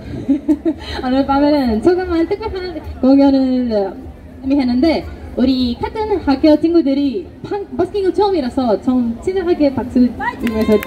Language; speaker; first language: Korean; non-native, learner; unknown